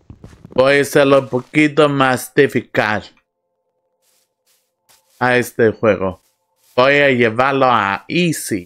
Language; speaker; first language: Spanish; non-native, learner; English